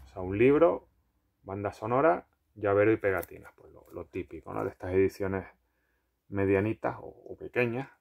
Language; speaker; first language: Spanish; native; Spanish